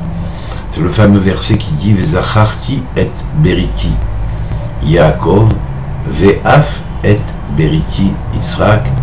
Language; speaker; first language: French; native; French